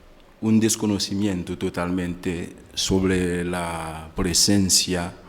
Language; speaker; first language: Spanish; non-native, fluent; Haitian Creole